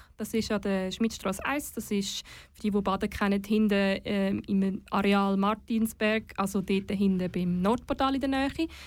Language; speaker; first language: German; native; German